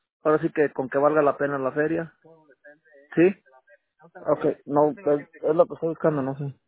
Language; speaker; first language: Spanish; early bilingual, heritage; Spanish